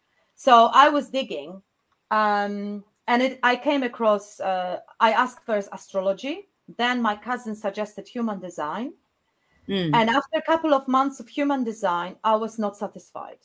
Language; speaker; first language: English; non-native, fluent; Polish